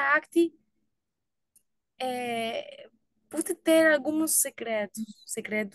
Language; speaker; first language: Portuguese; non-native, learner; Spanish